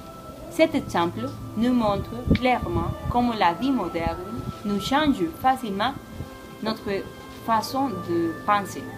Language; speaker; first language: French; non-native, learner; Spanish